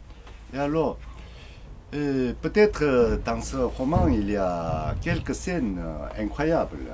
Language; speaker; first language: French; non-native, learner; Korean